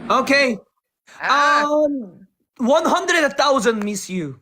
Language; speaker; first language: English; non-native, learner; Korean